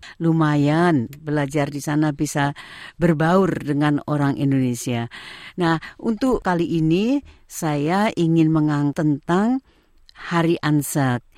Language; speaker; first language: Indonesian; native; Indonesian